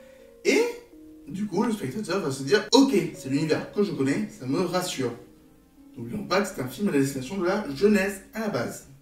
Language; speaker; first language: French; native; French